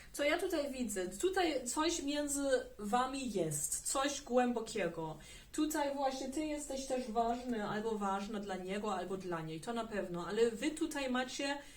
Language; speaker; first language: Polish; early bilingual, heritage; German